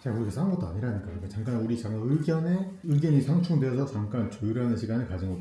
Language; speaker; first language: Korean; native; Korean